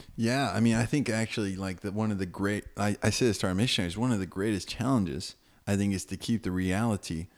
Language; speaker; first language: English; native; English